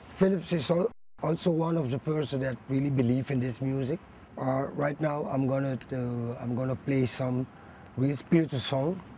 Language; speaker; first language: English; non-native, fluent; Papiamento